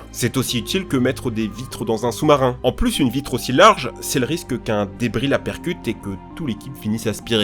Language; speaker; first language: French; native; French